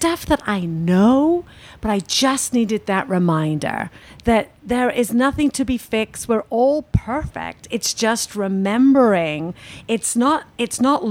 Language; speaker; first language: English; native; English